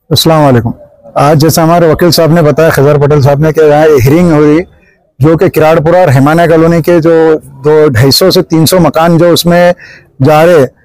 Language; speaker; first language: Hindi; non-native, local second language; Urdu